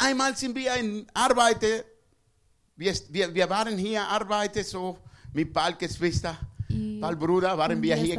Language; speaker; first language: German; non-native, learner; Spanish